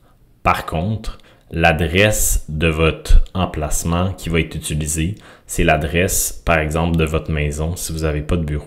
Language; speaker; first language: French; native; French